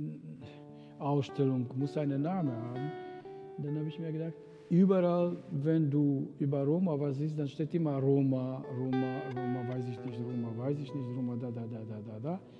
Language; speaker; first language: German; non-native, fluent; Romany